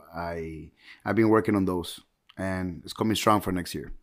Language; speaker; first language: English; early bilingual, heritage; Spanish